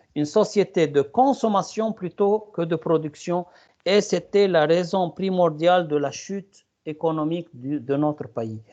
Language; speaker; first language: French; non-native, local second language; Arabic